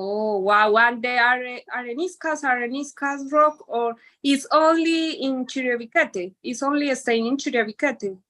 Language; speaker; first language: English; non-native, learner; Spanish